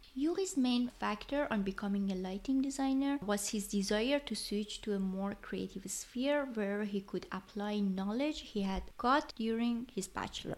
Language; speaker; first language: English; non-native, fluent; Persian